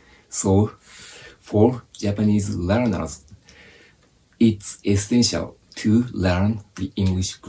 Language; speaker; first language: English; non-native, fluent; Japanese